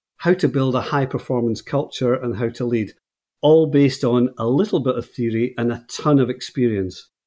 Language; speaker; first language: English; native; English